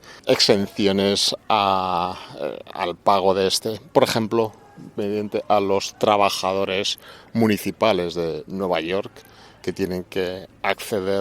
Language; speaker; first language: Spanish; native; Spanish